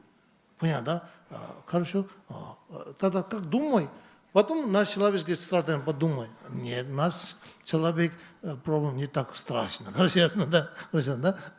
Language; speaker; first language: Russian; non-native, learner; Tibetan